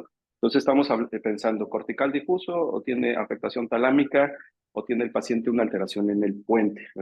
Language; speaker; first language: Spanish; native; Spanish